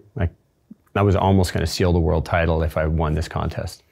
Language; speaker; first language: English; native; English